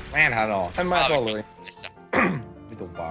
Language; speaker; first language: Finnish; native; Finnish